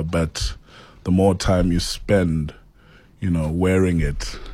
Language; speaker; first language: English; non-native, local second language; Xhosa